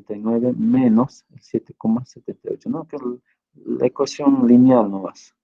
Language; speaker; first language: Spanish; native; Spanish